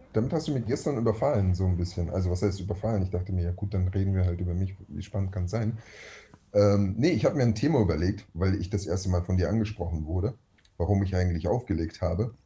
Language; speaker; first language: German; early bilingual, other home language; Russian